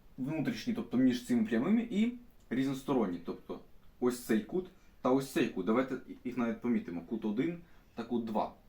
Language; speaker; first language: Ukrainian; non-native, local second language; Russian